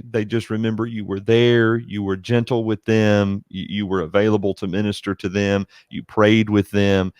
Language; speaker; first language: English; native; English